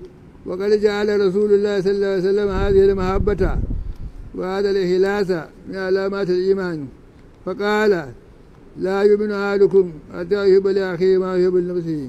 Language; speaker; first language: Arabic; non-native, fluent; Hausa